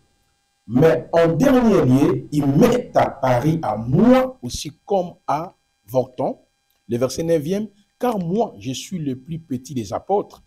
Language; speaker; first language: French; non-native, local second language; Lingala